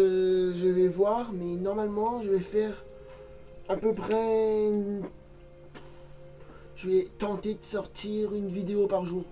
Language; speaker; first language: French; native; French